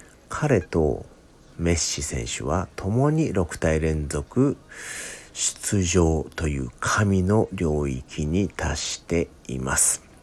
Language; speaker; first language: Japanese; native; Japanese